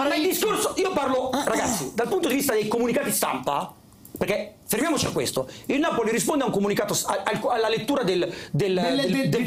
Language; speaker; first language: Italian; native; Italian